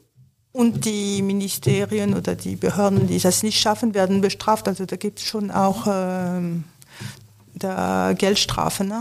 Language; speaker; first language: German; non-native, fluent; French